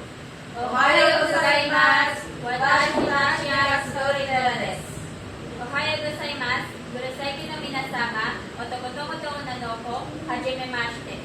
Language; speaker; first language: Japanese; non-native, learner; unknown